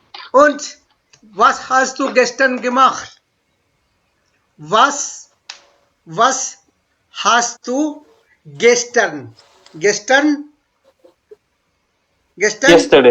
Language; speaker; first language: German; non-native, learner; Hindi